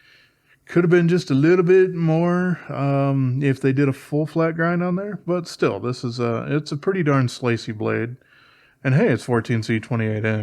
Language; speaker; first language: English; native; English